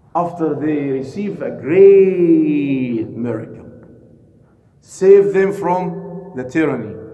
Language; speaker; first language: English; non-native, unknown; Arabic